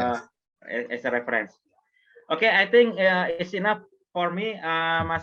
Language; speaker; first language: English; non-native, fluent; Indonesian